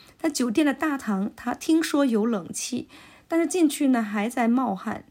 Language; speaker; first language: Chinese; non-native, local second language; Cantonese